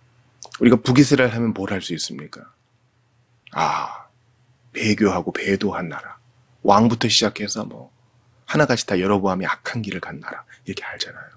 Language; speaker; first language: Korean; native; Korean